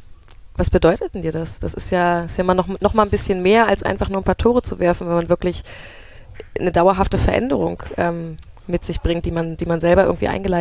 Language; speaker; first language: German; native; German